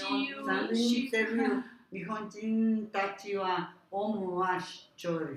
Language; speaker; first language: Japanese; non-native, learner; Spanish